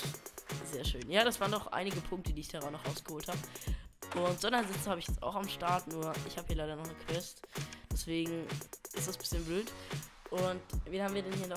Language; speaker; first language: German; native; German